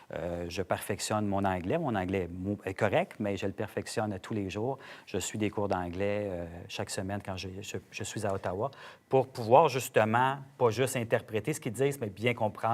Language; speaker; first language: French; native; French